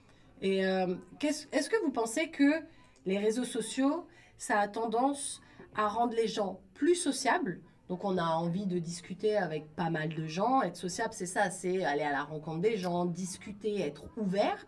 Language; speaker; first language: French; native; French